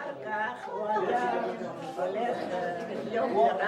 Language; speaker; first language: Hebrew; non-native, fluent; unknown